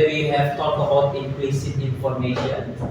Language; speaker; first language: English; non-native, fluent; Indonesian